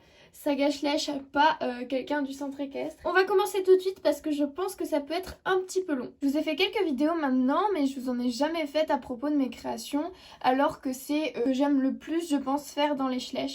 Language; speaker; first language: French; native; French